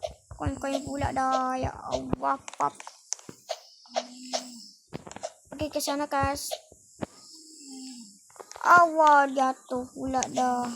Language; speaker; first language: Malay; native; Malay